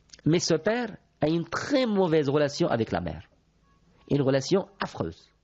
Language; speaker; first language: French; non-native, local second language; Arabic